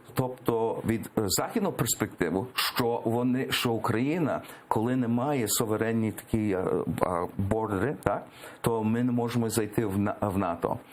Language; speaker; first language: Ukrainian; early bilingual, heritage; English